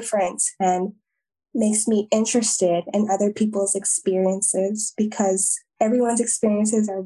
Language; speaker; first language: English; native; English